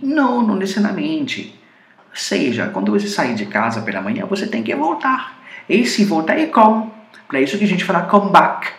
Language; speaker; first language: Portuguese; non-native, fluent; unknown